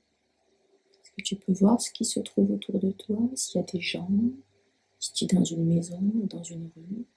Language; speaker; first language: French; native; French